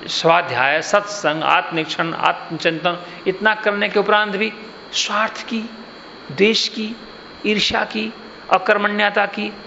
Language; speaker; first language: Hindi; non-native, local second language; Gujarati